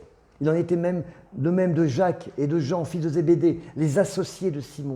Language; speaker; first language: French; native; French